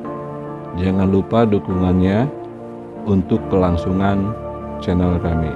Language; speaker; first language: Indonesian; native; Indonesian